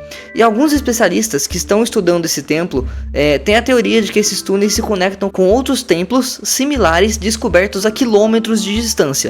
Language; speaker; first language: Portuguese; native; Portuguese